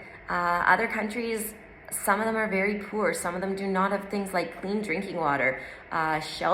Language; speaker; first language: English; native; English